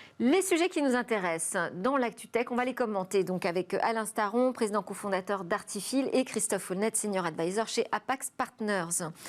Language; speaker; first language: French; native; French